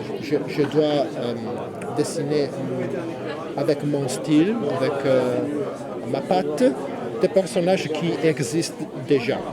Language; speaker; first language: French; non-native, fluent; Italian